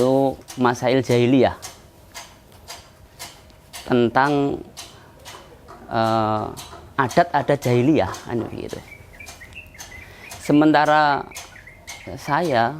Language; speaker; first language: Indonesian; non-native, local second language; Javanese